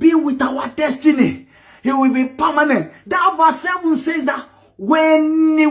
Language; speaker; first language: English; non-native, local second language; Yoruba